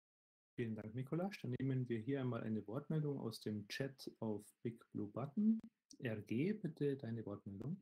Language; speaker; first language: German; native; German